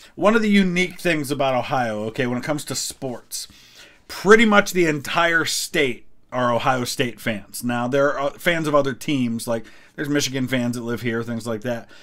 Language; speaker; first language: English; native; English